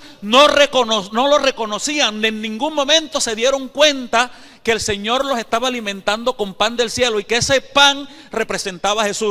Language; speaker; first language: Spanish; native; Spanish